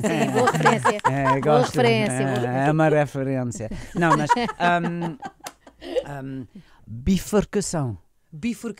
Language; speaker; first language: Portuguese; non-native, learner; English